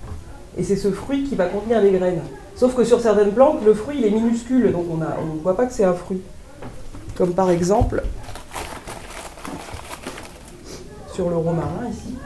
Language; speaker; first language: French; native; French